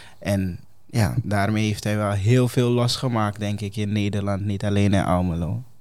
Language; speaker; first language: Dutch; non-native, fluent; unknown